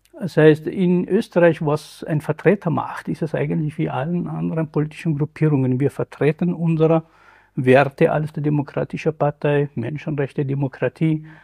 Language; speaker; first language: German; non-native, fluent; Kurdish